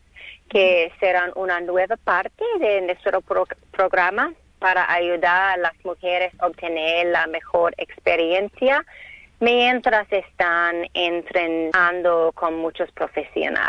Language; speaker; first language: Spanish; non-native, learner; English